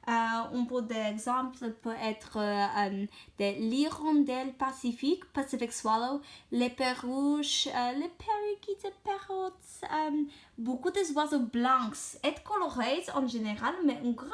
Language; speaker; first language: French; non-native, learner; English